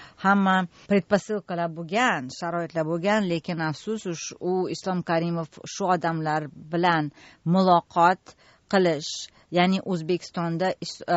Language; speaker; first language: Uzbek; native; Uzbek